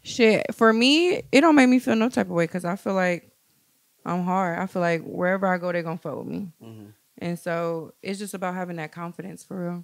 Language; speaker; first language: English; native; English